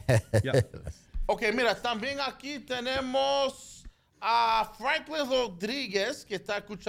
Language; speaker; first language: Spanish; early bilingual, other home language; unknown